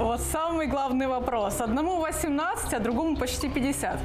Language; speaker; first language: Russian; native; Russian